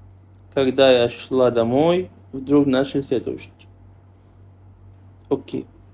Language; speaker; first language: Russian; non-native, fluent; Arabic